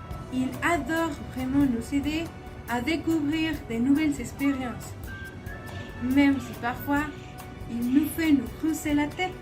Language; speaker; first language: French; non-native, learner; Spanish